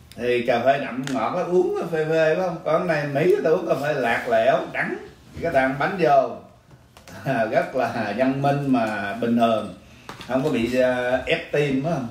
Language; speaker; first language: Vietnamese; early bilingual, other home language; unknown